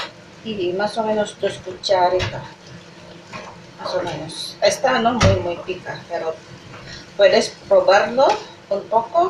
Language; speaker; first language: Spanish; non-native, learner; Indonesian